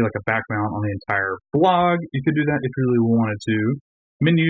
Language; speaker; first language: English; native; English